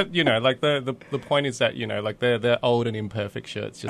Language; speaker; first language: English; early bilingual, other home language; Vietnamese